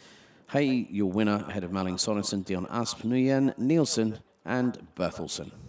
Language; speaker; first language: English; non-native, fluent; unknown